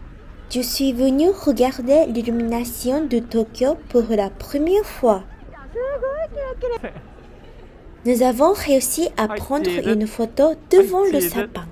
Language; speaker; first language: French; non-native, fluent; Japanese